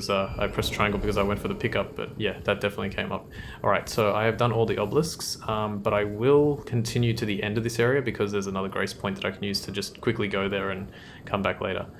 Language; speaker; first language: English; native; English